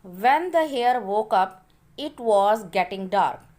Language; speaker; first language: English; non-native, local second language; Urdu